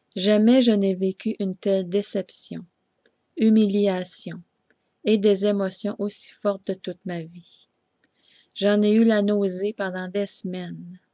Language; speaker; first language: French; native; French